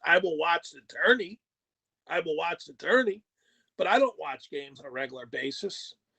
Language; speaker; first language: English; native; English